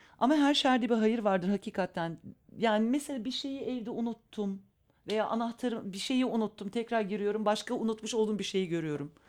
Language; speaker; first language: Turkish; early bilingual, heritage; Turkish